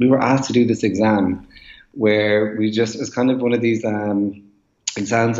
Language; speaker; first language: English; native; English